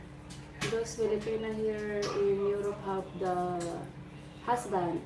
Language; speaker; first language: English; non-native, local second language; Cebuano